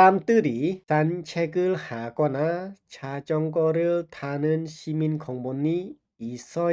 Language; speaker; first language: Korean; non-native, fluent; Khmer